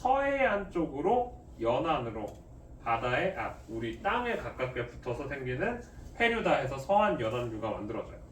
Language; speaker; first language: Korean; native; Korean